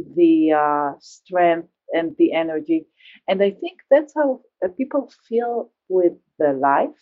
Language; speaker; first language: English; non-native, learner; Hebrew